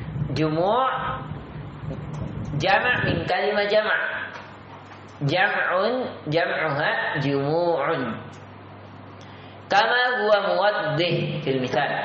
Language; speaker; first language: Arabic; non-native, fluent; Indonesian